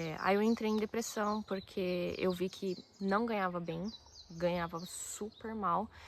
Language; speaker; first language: Portuguese; early bilingual, other home language; Japanese